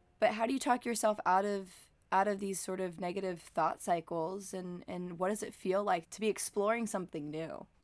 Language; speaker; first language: English; native; English